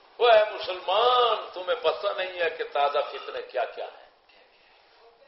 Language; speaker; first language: Urdu; non-native, local second language; Punjabi